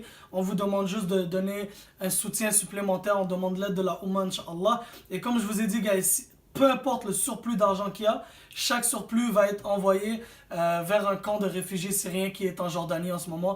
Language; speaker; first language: French; native; French